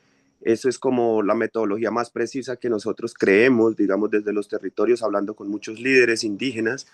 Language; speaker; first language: Spanish; native; Spanish